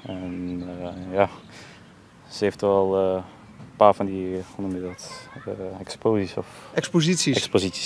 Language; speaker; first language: Dutch; early bilingual, other home language; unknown